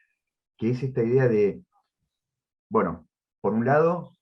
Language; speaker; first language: Spanish; native; Spanish